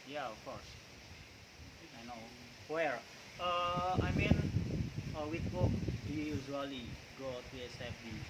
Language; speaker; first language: English; non-native, learner; Indonesian